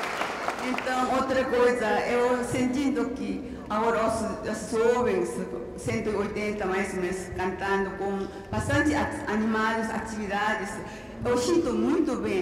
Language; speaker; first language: Portuguese; non-native, learner; Korean